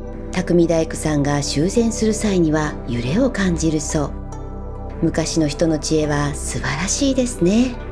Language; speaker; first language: Japanese; native; Japanese